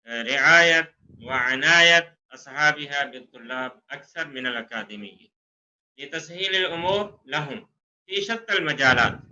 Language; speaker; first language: Arabic; non-native, fluent; Urdu